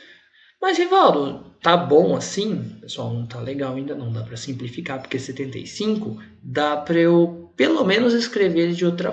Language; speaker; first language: Portuguese; native; Portuguese